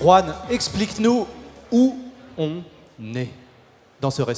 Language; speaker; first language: French; native; French